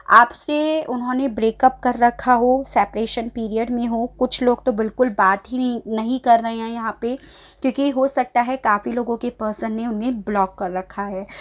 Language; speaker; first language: Hindi; native; Hindi